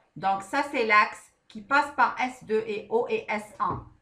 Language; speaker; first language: French; non-native, local second language; Arabic